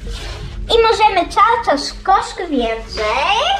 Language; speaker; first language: Polish; early bilingual, heritage; Polish